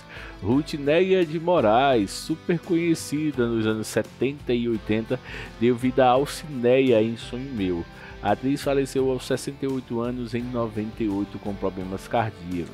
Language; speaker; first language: Portuguese; native; Portuguese